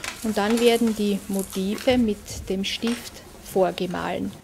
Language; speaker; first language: German; native; German